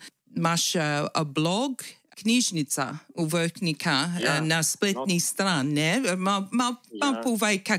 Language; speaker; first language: Slovenian; early bilingual, heritage; English